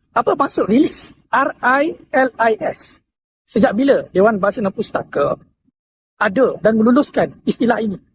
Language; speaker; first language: Malay; native; Malay